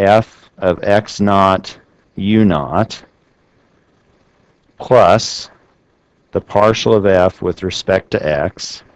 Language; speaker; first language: English; native; English